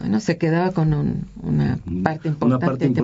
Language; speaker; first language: Spanish; native; Spanish